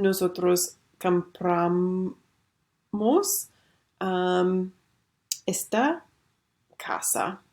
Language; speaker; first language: Spanish; non-native, learner; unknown